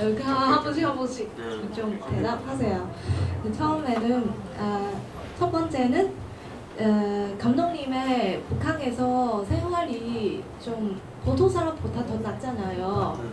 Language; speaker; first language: Korean; non-native, learner; Cantonese